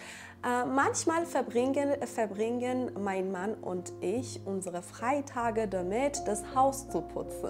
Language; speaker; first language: German; non-native, fluent; Persian